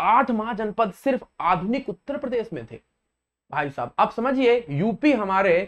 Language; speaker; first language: Hindi; native; Hindi